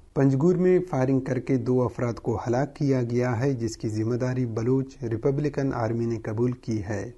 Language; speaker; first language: Urdu; non-native, local second language; Baluchi